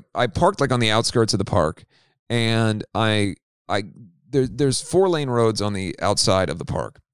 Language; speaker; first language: English; native; English